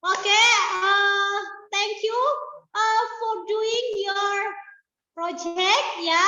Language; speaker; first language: English; non-native, learner; Indonesian